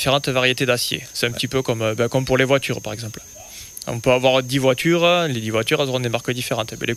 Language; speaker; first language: French; native; French